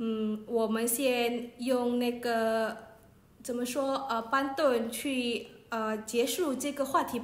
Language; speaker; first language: Chinese; non-native, learner; Malay